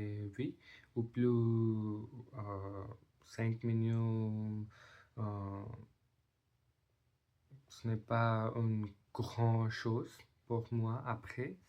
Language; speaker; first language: French; non-native, learner; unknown